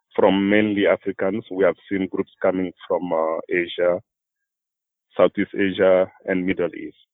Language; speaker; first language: English; non-native, fluent; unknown